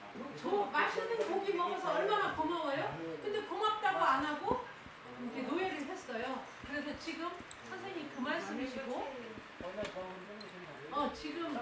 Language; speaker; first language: Korean; non-native, learner; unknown